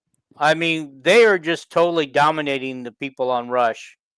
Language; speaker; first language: English; native; English